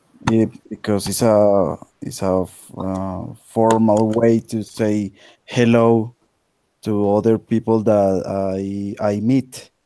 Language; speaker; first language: English; non-native, learner; Spanish